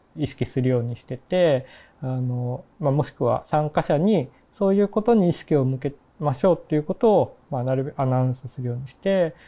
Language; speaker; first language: Japanese; native; Japanese